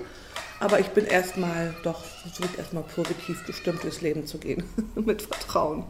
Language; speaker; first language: German; native; German